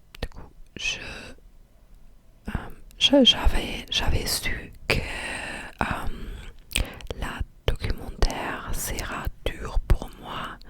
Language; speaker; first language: French; non-native, fluent; English